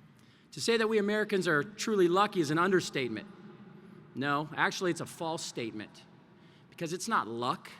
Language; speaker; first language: English; native; English